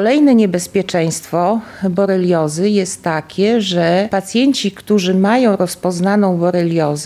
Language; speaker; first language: Polish; native; Polish